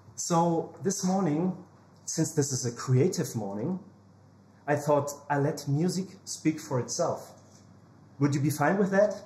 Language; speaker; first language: English; non-native, fluent; German